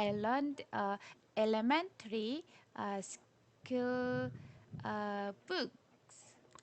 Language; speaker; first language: English; non-native, learner; Korean